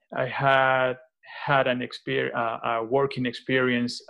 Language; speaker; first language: English; non-native, fluent; Spanish